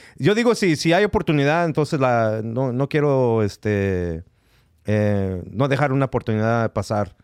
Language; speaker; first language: Spanish; early bilingual, heritage; Spanish